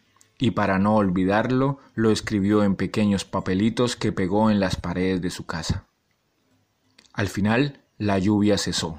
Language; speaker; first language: Spanish; native; Spanish